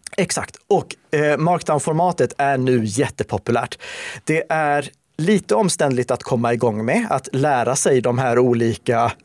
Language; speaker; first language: Swedish; native; Swedish